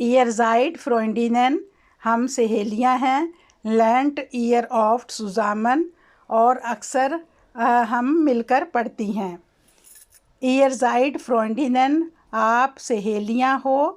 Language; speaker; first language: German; non-native, learner; Urdu